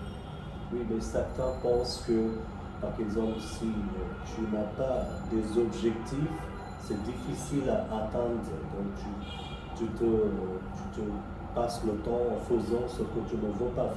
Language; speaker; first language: French; non-native, fluent; Bangla